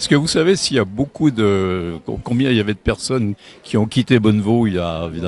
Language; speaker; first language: French; native; French